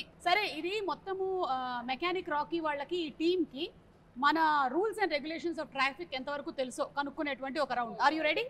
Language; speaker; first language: Telugu; native; Telugu